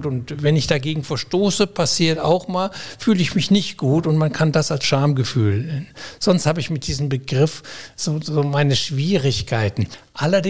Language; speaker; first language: German; native; German